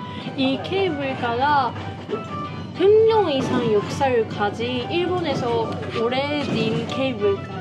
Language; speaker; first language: Korean; non-native, learner; Japanese